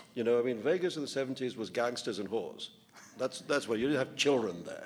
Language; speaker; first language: English; non-native, local second language; Urdu